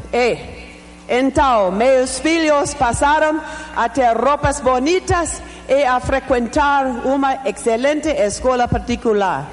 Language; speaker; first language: Portuguese; non-native, learner; English